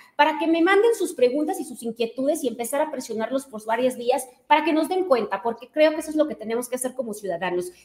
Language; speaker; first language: Spanish; native; Spanish